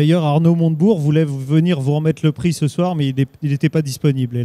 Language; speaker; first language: French; native; French